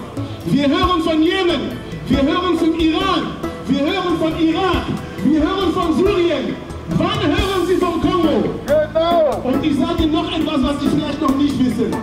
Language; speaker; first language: German; non-native, fluent; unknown